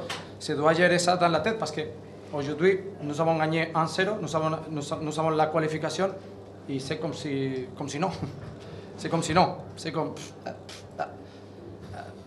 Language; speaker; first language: French; non-native, learner; Catalan